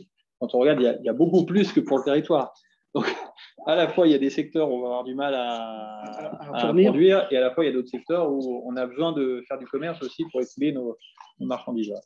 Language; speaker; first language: French; native; French